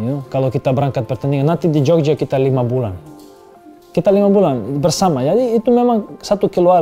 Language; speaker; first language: Indonesian; non-native, fluent; Serbian